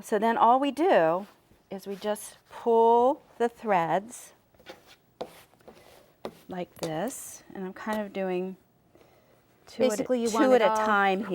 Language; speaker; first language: English; native; English